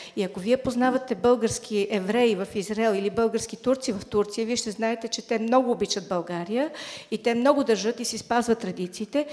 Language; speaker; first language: Bulgarian; native; Bulgarian